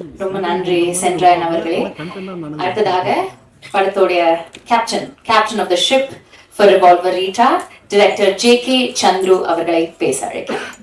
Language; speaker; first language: Tamil; native; Tamil